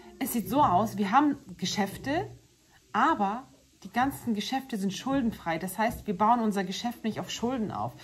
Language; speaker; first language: German; early bilingual, other home language; Turkish